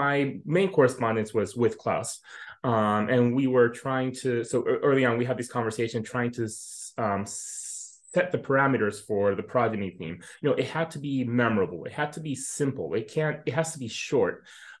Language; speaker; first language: English; native; English